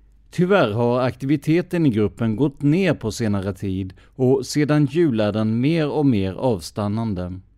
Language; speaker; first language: Swedish; native; Swedish